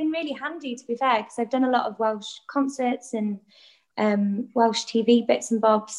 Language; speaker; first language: English; non-native, local second language; Welsh